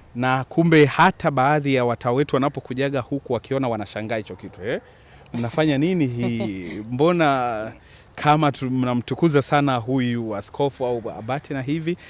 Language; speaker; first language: Swahili; native; Swahili